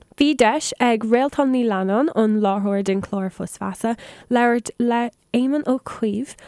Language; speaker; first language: Irish; non-native, local second language; English